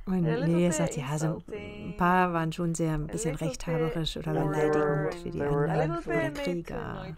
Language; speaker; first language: German; native; German